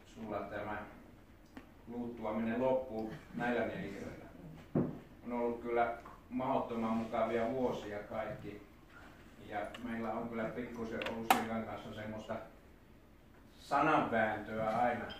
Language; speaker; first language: Finnish; native; Finnish